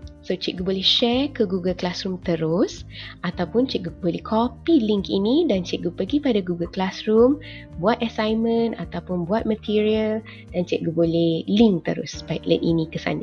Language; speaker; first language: Malay; native; Malay